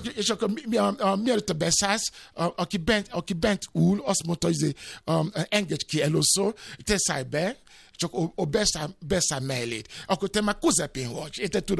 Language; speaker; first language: Hungarian; non-native, fluent; Yoruba